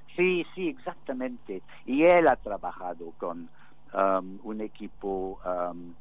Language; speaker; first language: Spanish; non-native, fluent; English